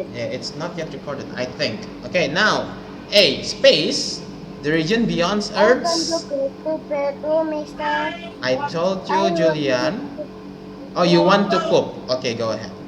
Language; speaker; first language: English; non-native, fluent; Indonesian